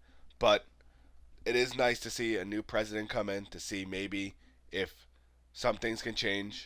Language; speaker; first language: English; native; English